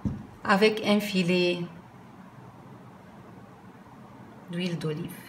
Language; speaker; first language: French; non-native, fluent; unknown